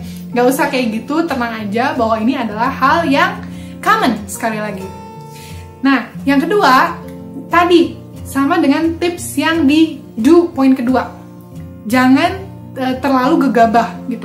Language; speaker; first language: Indonesian; native; Indonesian